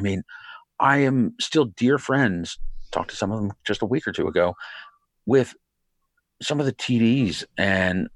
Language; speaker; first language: English; native; English